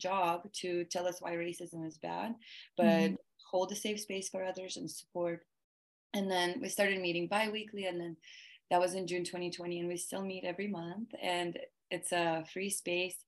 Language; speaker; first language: English; early bilingual, other home language; Russian